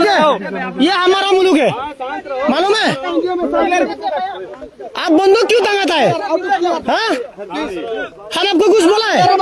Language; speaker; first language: Hindi; non-native, learner; Bangla